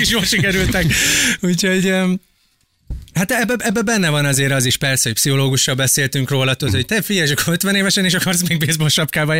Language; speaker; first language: Hungarian; native; Hungarian